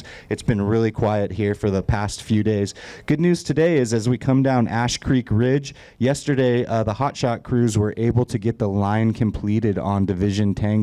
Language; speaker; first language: English; native; English